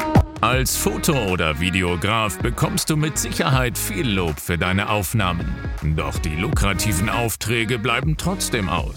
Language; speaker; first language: German; native; German